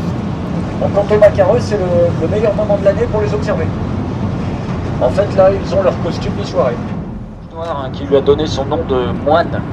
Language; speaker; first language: French; native; French